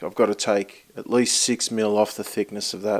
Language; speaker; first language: English; native; English